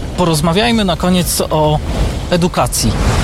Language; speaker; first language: Polish; native; Polish